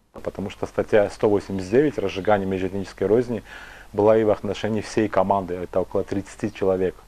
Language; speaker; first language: Russian; non-native, local second language; Tajik